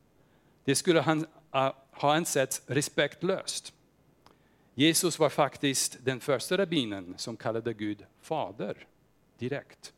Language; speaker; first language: Swedish; non-native, fluent; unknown